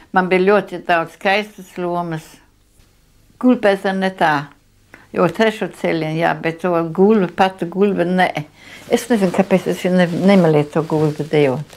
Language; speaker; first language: Latvian; non-native, local second language; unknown